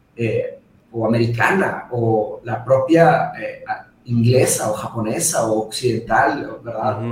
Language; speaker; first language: Spanish; early bilingual, other home language; Portuguese